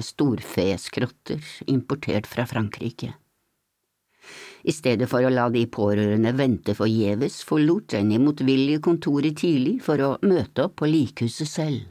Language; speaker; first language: Norwegian; native; Norwegian